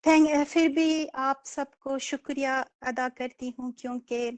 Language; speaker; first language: Hindi; non-native, local second language; Persian